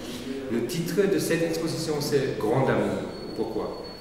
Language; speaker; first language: French; non-native, learner; German